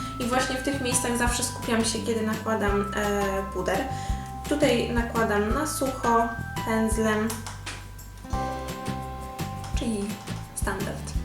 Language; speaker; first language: Polish; native; Polish